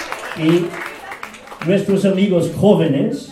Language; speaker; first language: Spanish; non-native, fluent; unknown